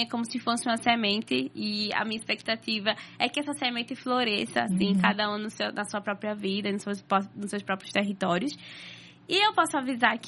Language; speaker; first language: Portuguese; native; Portuguese